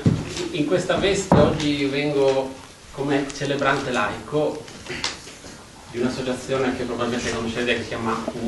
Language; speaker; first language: Italian; native; Italian